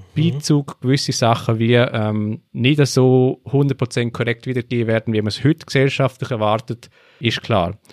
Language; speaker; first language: German; native; German